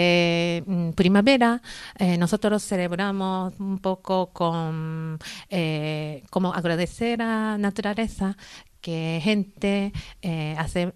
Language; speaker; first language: Spanish; non-native, learner; Japanese